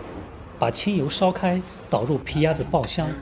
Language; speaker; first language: Chinese; native; Chinese